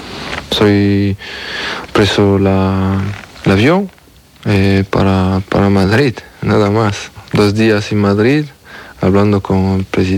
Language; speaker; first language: Spanish; non-native, learner; French